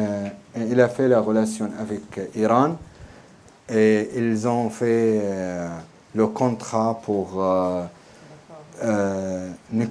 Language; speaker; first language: French; non-native, learner; Arabic